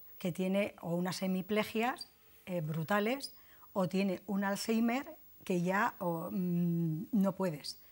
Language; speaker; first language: Spanish; native; Spanish